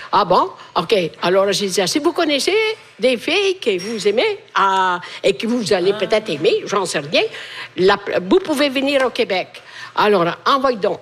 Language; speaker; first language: French; non-native, fluent; Italian